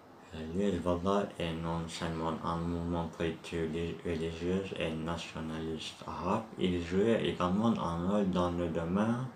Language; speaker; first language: French; non-native, learner; Turkish